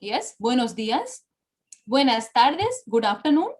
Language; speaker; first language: Spanish; non-native, fluent; Bangla